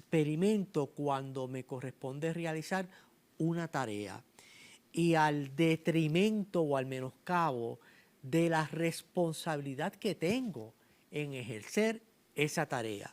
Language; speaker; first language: Spanish; native; Spanish